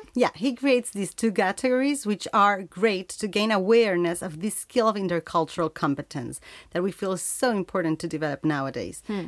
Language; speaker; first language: English; non-native, fluent; Spanish